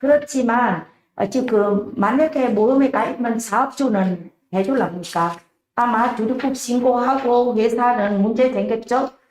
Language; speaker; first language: Korean; non-native, learner; Vietnamese